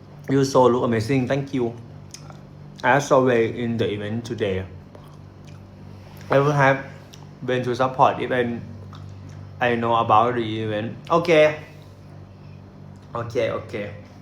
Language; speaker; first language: English; non-native, learner; Thai